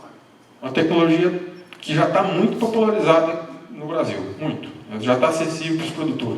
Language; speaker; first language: Portuguese; native; Portuguese